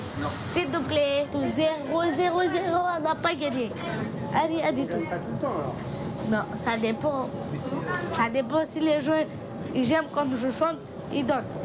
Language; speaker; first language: French; early bilingual, other home language; Romanian